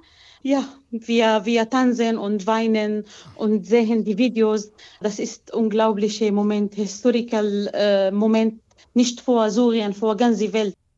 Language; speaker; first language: German; non-native, learner; Arabic